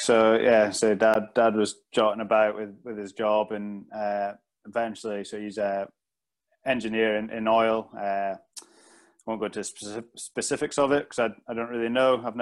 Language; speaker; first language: English; native; English